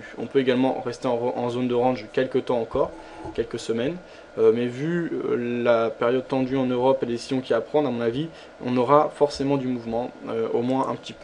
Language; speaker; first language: French; native; French